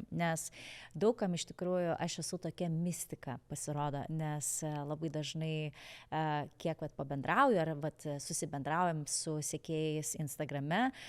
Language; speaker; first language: Lithuanian; native; Lithuanian